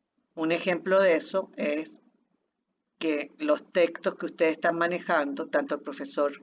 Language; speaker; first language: Spanish; native; Spanish